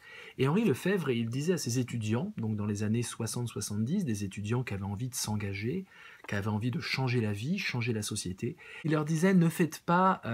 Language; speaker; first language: French; native; French